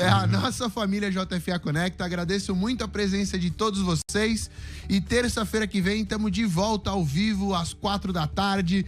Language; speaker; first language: Portuguese; native; Portuguese